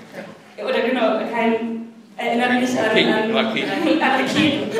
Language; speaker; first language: German; native; German